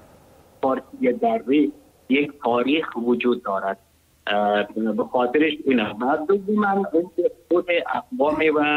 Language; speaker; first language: Persian; non-native, learner; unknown